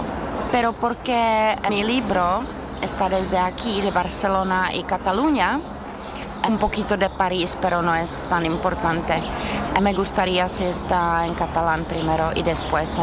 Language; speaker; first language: Spanish; non-native, learner; Czech